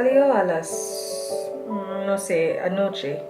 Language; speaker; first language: Spanish; non-native, learner; English